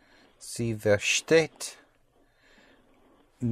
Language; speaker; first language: German; non-native, learner; English